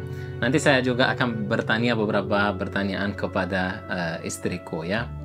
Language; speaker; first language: Indonesian; non-native, fluent; Arabic